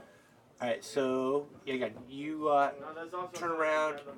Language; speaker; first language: English; native; English